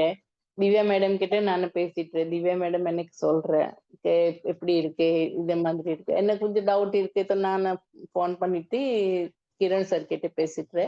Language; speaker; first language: Tamil; non-native, learner; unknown